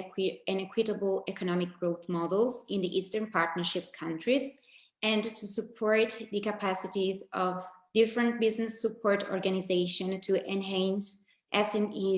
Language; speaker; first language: English; non-native, fluent; Italian